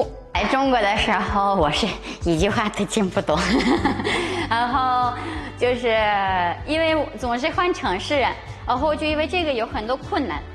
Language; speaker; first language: Chinese; non-native, fluent; Ukrainian